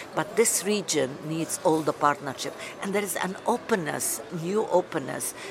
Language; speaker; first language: English; non-native, fluent; Arabic